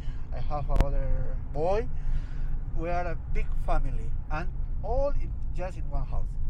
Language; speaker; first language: English; non-native, learner; Spanish